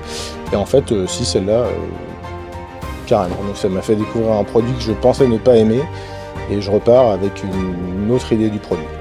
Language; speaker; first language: French; native; French